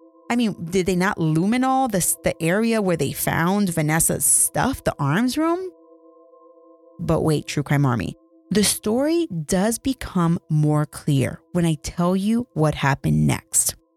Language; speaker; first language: English; early bilingual, other home language; Spanish